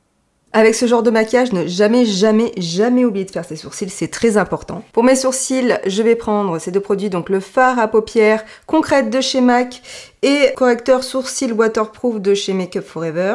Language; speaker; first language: French; native; French